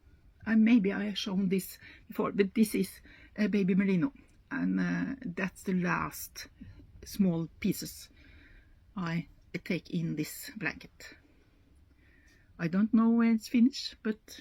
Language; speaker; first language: English; non-native, learner; Norwegian